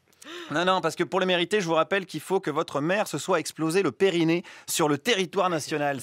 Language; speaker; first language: French; native; French